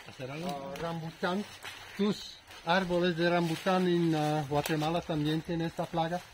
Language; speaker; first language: Spanish; non-native, fluent; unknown